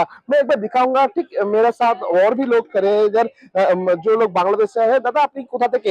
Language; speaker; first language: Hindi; non-native, local second language; Bangla